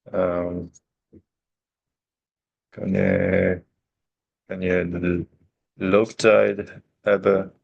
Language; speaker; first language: Dutch; non-native, learner; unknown